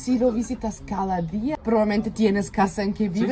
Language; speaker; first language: Spanish; non-native, fluent; German